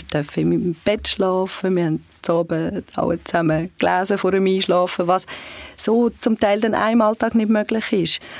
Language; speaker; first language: German; early bilingual, other home language; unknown